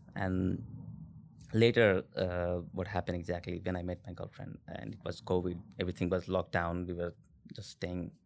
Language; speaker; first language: English; non-native, local second language; Hindi